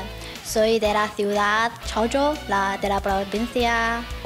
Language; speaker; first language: Spanish; non-native, learner; Chinese